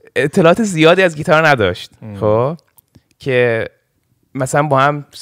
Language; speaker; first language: Persian; early bilingual, heritage; Persian